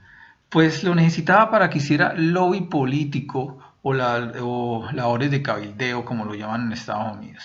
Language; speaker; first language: Spanish; native; Spanish